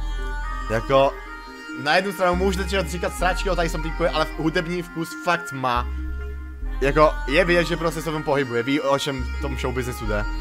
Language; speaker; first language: Czech; native; Czech